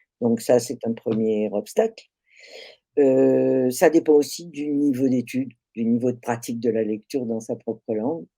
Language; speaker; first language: French; native; French